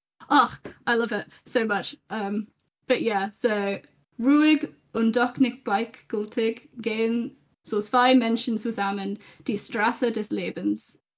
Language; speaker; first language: German; non-native, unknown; English